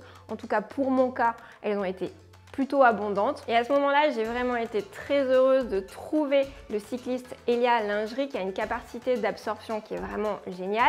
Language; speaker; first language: French; native; French